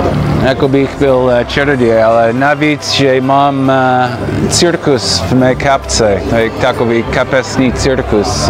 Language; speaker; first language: Czech; non-native, fluent; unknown